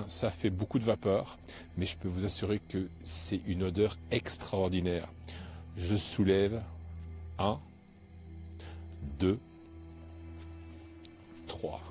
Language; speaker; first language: French; native; French